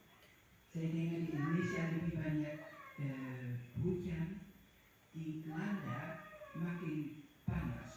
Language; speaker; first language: Indonesian; non-native, fluent; Dutch